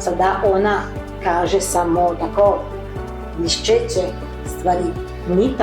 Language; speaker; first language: Slovenian; early bilingual, heritage; Slovenian